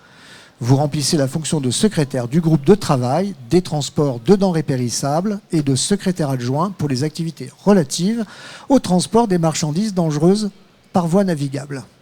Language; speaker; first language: French; native; French